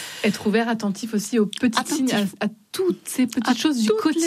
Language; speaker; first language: French; native; French